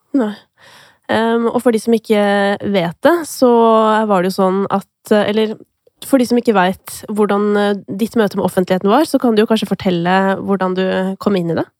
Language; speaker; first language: Norwegian; native; Norwegian